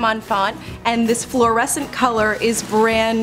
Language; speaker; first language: English; native; English